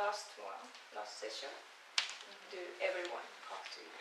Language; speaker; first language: English; non-native, learner; Japanese